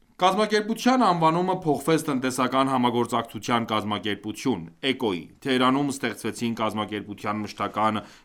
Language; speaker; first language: Armenian; early bilingual, heritage; Armenian